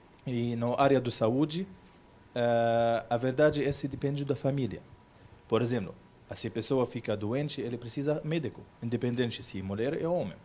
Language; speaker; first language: Portuguese; non-native, learner; Arabic